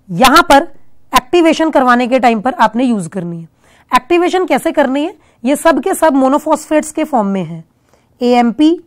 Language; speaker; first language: Hindi; non-native, local second language; Punjabi